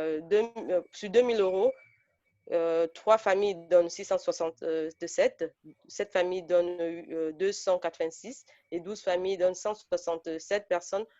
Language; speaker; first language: French; native; French